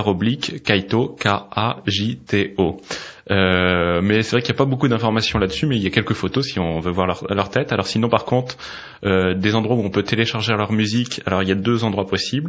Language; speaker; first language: French; native; French